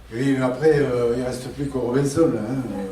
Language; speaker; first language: French; native; French